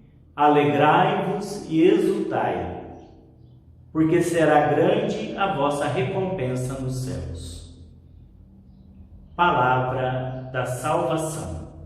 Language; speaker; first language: Portuguese; native; Portuguese